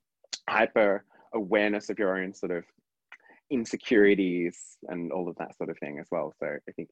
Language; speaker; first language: English; native; English